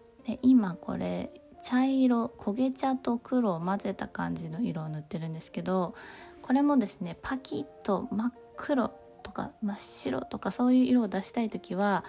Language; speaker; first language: Japanese; native; Japanese